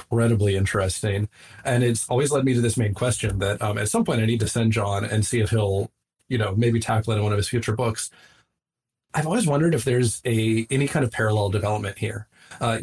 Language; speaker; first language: English; native; English